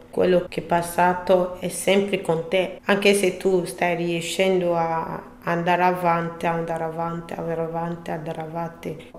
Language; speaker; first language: Italian; non-native, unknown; Bini